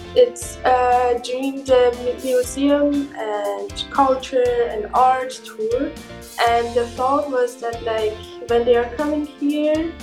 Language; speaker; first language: English; non-native, fluent; Persian